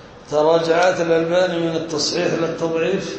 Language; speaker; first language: Arabic; native; Arabic